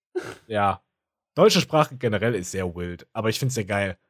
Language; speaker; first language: German; native; German